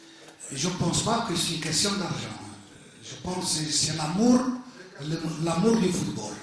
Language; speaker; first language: French; early bilingual, other home language; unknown